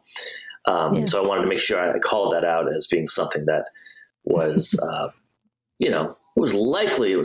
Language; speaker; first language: English; native; English